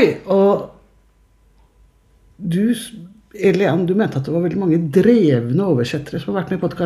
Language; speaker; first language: Norwegian; native; Norwegian